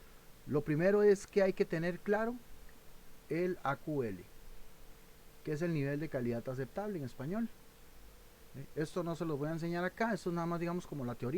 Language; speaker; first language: Spanish; native; Spanish